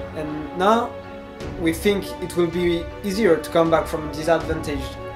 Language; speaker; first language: English; non-native, fluent; French